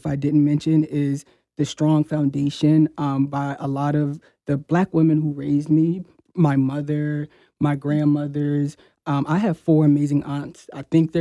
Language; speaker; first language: English; native; English